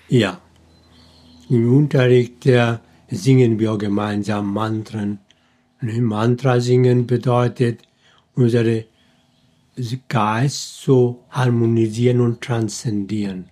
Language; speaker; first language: German; non-native, fluent; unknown